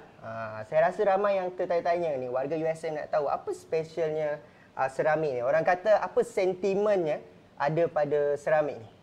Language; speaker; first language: Malay; native; Malay